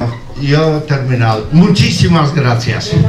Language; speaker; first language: Spanish; non-native, learner; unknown